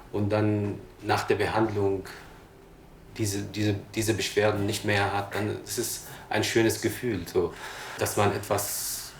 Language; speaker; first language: German; non-native, fluent; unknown